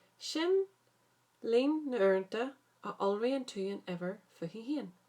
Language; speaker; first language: Irish; native; Irish